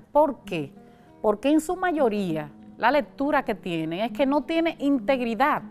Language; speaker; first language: Spanish; native; Spanish